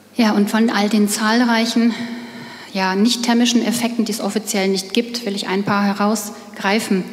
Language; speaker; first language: German; native; German